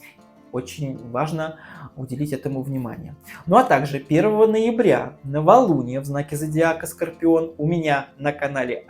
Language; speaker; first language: Russian; native; Russian